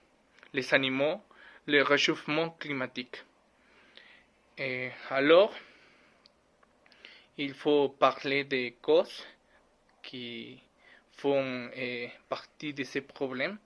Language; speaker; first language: French; non-native, learner; Spanish